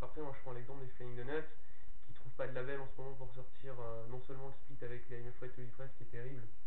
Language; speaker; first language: French; native; French